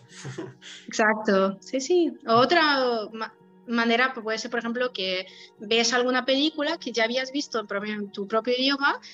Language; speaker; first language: Spanish; non-native, fluent; Polish